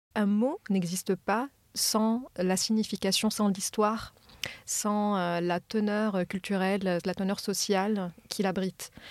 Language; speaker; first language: French; non-native, fluent; Arabic